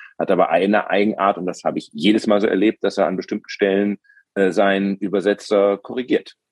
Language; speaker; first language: German; native; German